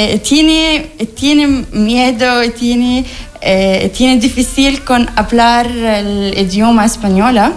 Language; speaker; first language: Spanish; non-native, learner; Arabic